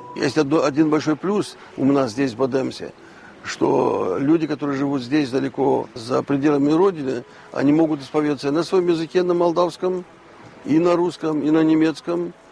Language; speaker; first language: Russian; non-native, local second language; Romanian